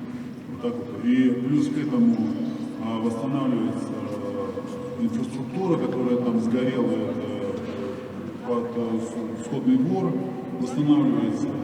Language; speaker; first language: Russian; native; Russian